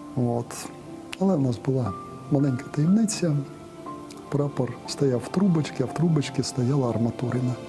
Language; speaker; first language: Ukrainian; native; Ukrainian